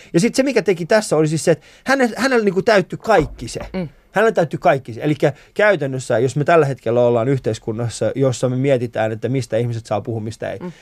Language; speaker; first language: Finnish; early bilingual, other home language; Persian